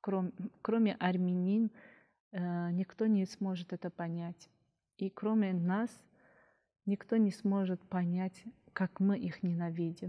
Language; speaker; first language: Russian; non-native, fluent; Azerbaijani